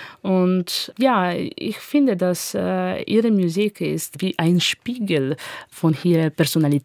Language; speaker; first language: German; non-native, learner; Italian